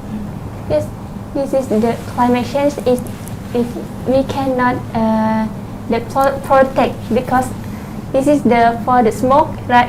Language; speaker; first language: English; non-native, learner; Thai